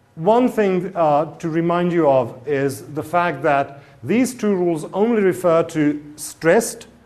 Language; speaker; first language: English; non-native, fluent; Hungarian